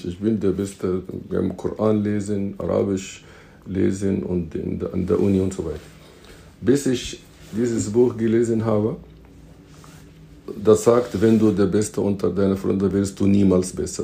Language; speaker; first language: German; non-native, fluent; Arabic